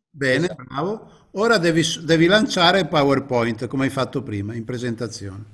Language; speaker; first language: Italian; native; Italian